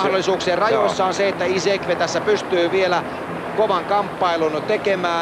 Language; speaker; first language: Finnish; native; Finnish